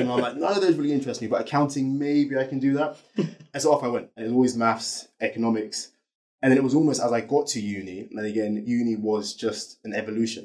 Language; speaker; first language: English; native; English